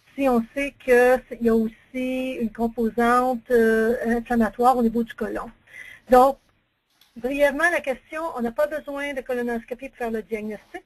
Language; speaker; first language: French; native; French